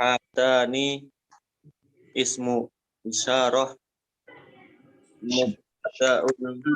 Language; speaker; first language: Arabic; non-native, learner; Indonesian